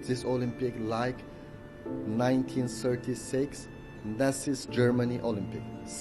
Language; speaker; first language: English; non-native, learner; Uyghur